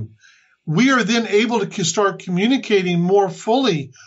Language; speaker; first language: English; native; English